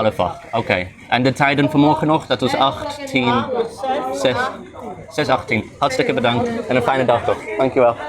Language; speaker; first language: Dutch; non-native, learner; English